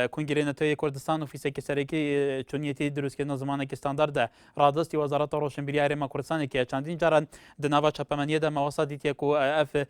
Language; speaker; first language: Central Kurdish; non-native, local second language; Kurdish